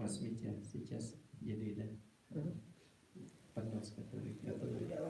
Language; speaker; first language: Russian; non-native, learner; Sinhala